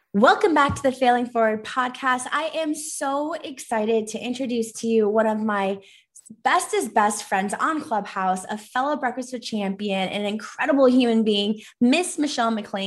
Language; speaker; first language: English; native; English